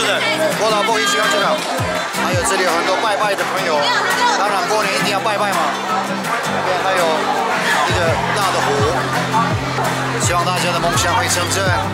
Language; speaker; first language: Chinese; non-native, fluent; Turkish